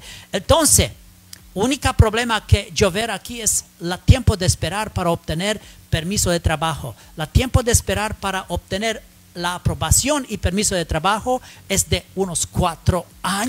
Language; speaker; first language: Spanish; non-native, learner; English